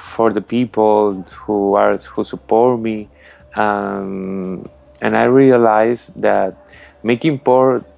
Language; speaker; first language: English; non-native, learner; Spanish